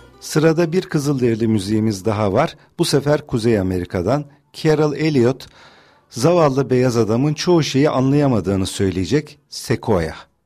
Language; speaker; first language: Turkish; native; Turkish